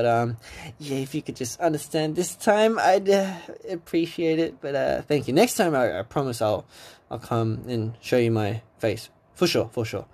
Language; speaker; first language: English; early bilingual, other home language; Korean